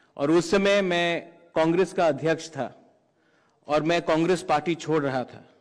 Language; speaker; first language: Hindi; non-native, local second language; Kok Borok